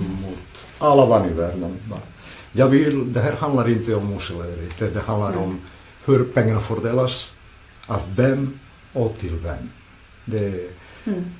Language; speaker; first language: Swedish; non-native, fluent; Catalan